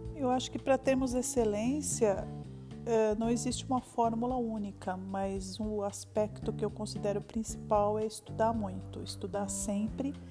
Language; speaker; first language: Portuguese; native; Portuguese